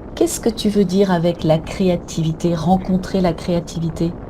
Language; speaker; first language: French; native; French